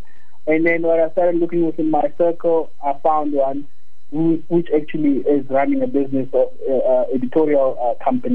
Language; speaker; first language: English; non-native, local second language; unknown